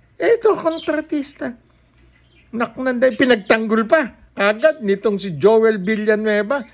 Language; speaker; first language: Filipino; native; Filipino